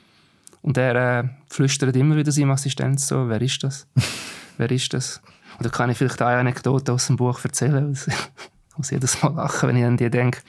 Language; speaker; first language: German; native; German